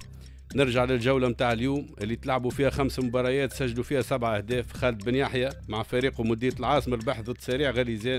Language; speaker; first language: Arabic; native; Arabic